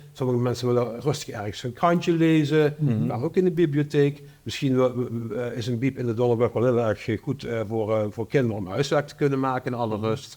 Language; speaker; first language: Dutch; native; Dutch